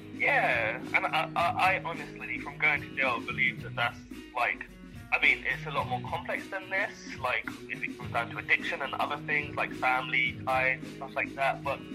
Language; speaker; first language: English; native; English